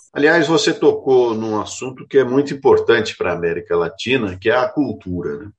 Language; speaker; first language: Portuguese; native; Portuguese